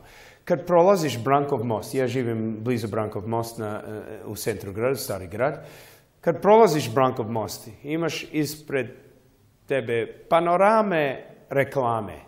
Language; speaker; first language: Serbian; early bilingual, heritage; Serbian